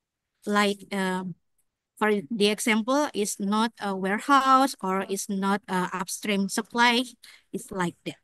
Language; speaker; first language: English; non-native, learner; Indonesian